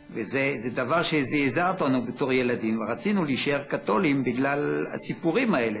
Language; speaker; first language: Hebrew; early bilingual, other home language; French